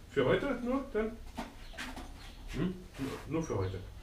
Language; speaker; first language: German; native; German